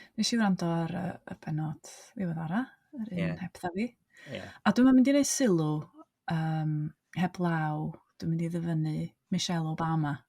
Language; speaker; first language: Welsh; native; Welsh